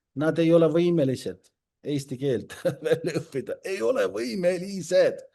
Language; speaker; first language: Estonian; non-native, local second language; Russian